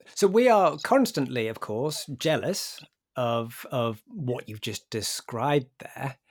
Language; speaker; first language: English; native; English